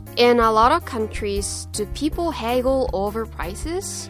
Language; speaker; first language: English; non-native, fluent; Japanese